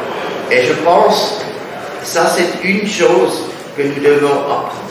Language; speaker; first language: French; non-native, fluent; German